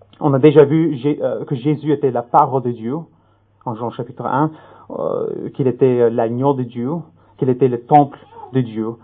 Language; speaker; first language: French; non-native, fluent; English